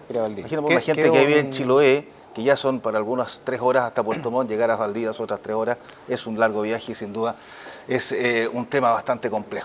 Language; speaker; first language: Spanish; native; Spanish